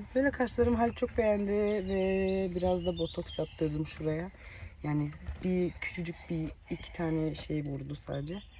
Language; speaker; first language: Turkish; early bilingual, heritage; Turkish